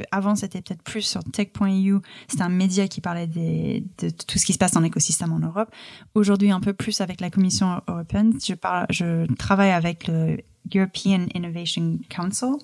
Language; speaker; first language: French; non-native, fluent; English